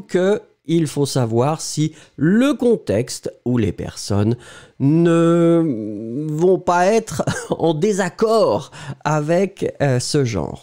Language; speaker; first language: French; native; French